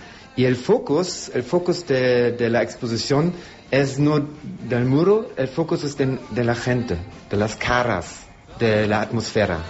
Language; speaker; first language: Spanish; non-native, fluent; German